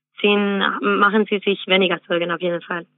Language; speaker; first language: German; non-native, fluent; Spanish